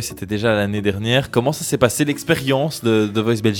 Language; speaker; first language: French; native; French